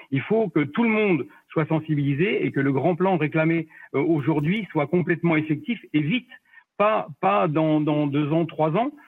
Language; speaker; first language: French; native; French